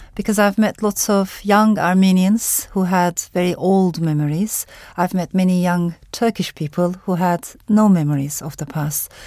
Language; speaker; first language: English; non-native, fluent; Turkish